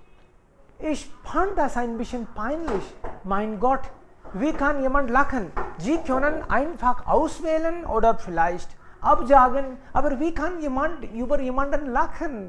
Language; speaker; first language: German; non-native, fluent; Hindi